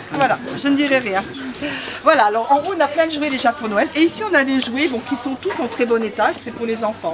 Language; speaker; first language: French; native; French